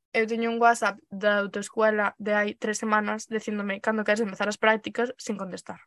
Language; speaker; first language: Galician; native; Galician